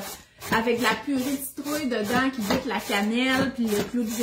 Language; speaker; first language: French; native; French